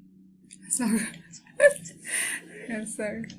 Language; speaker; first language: English; non-native, learner; Indonesian